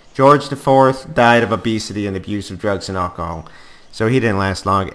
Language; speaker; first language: English; native; English